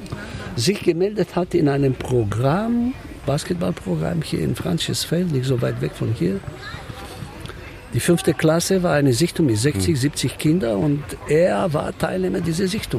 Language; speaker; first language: German; non-native, fluent; Romanian